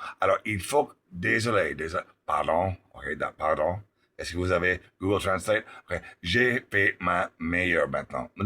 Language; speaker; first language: French; non-native, learner; English